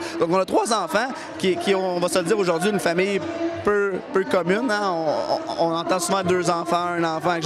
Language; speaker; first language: French; native; French